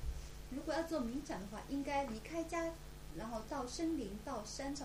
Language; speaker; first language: Chinese; native; Chinese